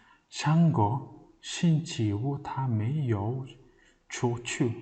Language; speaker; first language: Chinese; non-native, fluent; Mongolian